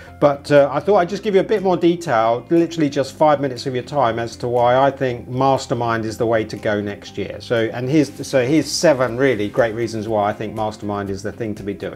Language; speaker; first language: English; native; English